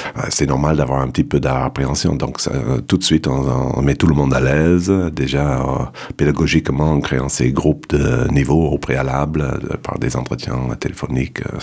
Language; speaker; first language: French; non-native, fluent; English